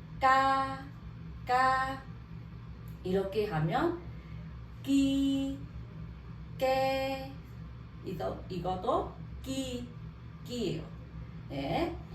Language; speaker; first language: Korean; non-native, learner; Vietnamese